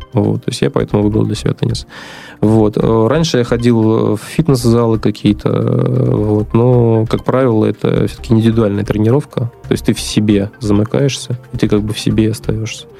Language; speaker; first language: Russian; native; Russian